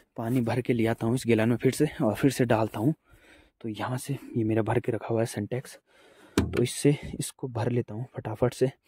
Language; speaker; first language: Hindi; non-native, local second language; Garhwali